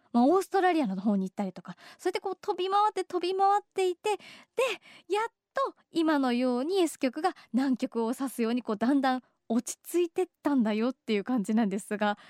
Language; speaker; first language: Japanese; native; Japanese